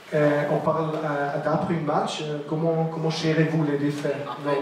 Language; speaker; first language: French; non-native, local second language; German